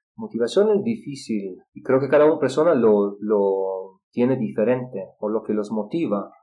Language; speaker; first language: Spanish; non-native, fluent; Russian